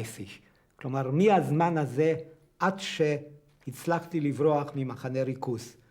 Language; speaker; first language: Hebrew; non-native, fluent; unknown